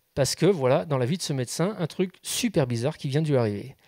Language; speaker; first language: French; native; French